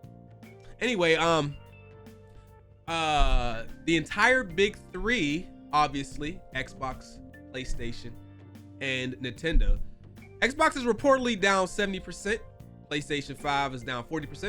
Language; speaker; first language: English; native; English